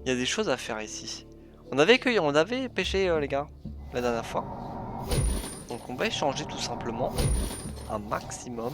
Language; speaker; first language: French; native; French